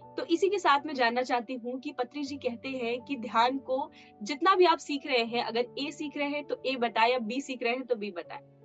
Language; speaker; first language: Hindi; native; Hindi